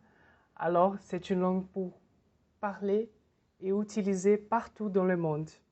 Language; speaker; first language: French; non-native, fluent; Portuguese